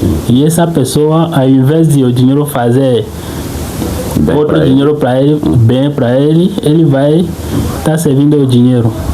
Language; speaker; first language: Portuguese; non-native, fluent; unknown